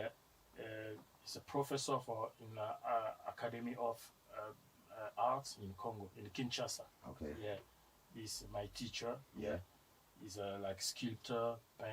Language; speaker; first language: English; non-native, learner; French